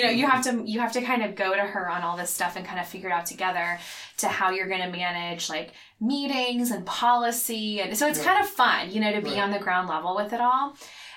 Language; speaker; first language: English; native; English